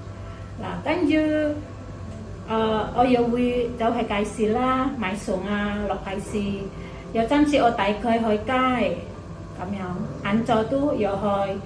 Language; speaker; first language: Cantonese; non-native, fluent; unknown